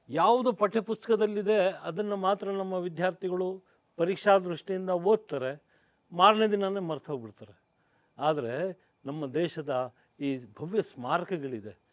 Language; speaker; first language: Kannada; non-native, local second language; Urdu